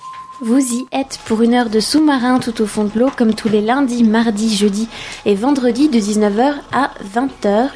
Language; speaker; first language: French; native; French